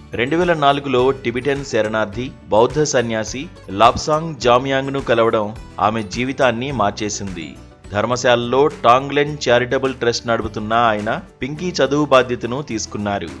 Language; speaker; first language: Telugu; native; Telugu